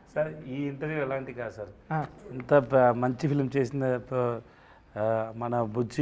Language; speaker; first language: Telugu; non-native, learner; Tamil